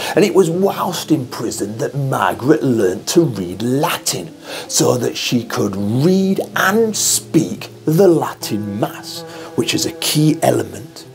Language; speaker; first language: English; native; English